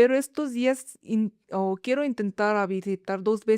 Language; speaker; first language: Spanish; non-native, fluent; Korean